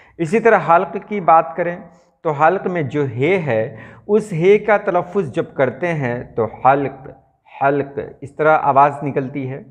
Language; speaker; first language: Urdu; native; Urdu